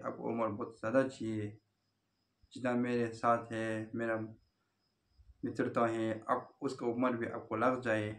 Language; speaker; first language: Hindi; non-native, local second language; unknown